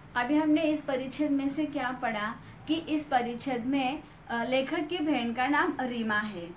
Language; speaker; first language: Hindi; non-native, local second language; Marathi